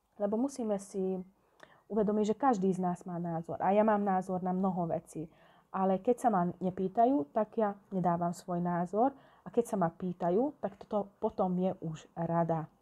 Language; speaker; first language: Slovak; non-native, local second language; Hungarian